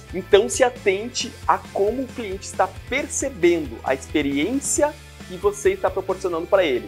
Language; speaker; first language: Portuguese; native; Portuguese